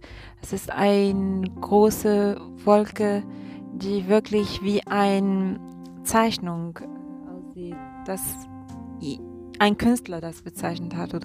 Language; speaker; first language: German; non-native, learner; Arabic